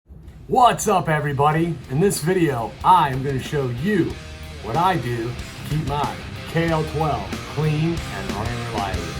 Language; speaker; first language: English; native; English